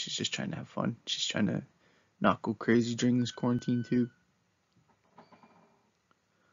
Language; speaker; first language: English; native; English